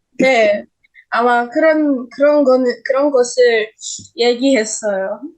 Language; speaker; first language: Korean; non-native, learner; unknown